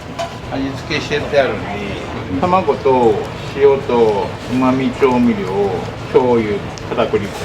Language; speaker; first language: Japanese; native; Japanese